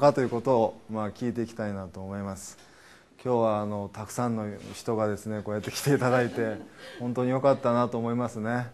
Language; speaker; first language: Japanese; native; Japanese